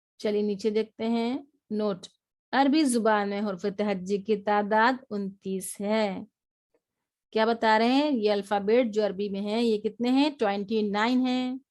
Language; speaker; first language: Urdu; native; Urdu